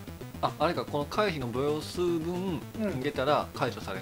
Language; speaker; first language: Japanese; native; Japanese